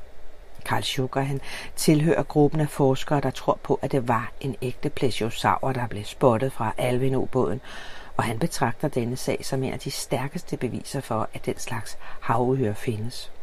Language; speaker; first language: Danish; native; Danish